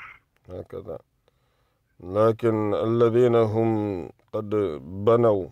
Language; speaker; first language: Arabic; non-native, fluent; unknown